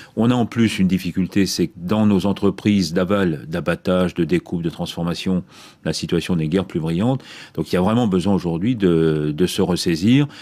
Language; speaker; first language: French; native; French